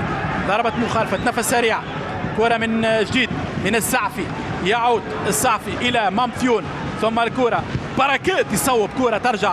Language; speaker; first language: Arabic; native; Arabic